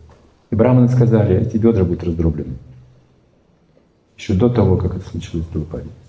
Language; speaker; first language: Russian; native; Russian